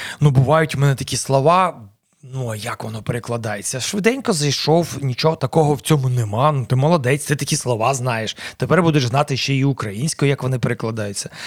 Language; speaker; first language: Ukrainian; non-native, local second language; Russian